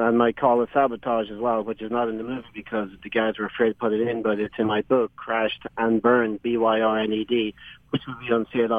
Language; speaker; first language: English; native; English